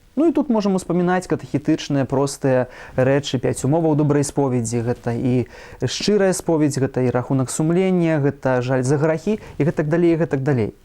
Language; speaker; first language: Belarusian; native; Belarusian